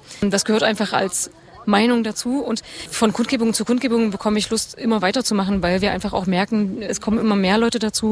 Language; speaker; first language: German; native; German